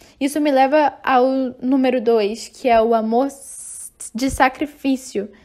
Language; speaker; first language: Portuguese; non-native, fluent; English